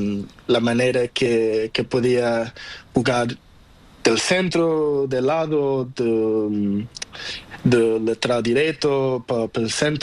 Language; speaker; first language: Spanish; non-native, learner; Portuguese